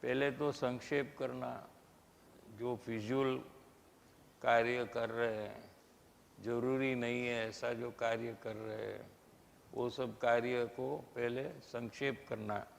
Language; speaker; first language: Hindi; non-native, local second language; Gujarati